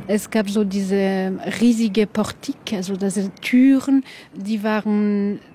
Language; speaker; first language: German; non-native, local second language; French